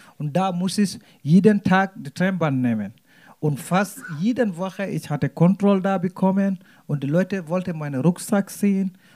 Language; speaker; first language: German; non-native, learner; Wolof